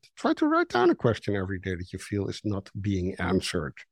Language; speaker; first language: English; non-native, fluent; Dutch